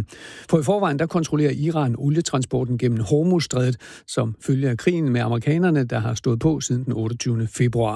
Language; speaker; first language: Danish; native; Danish